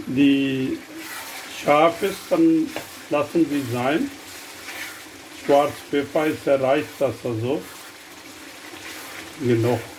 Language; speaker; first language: German; non-native, learner; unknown